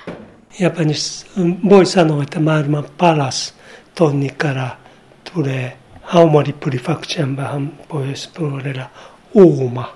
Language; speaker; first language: Finnish; non-native, learner; Japanese